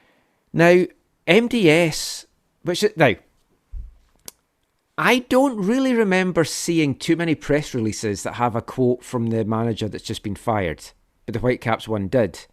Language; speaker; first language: English; native; English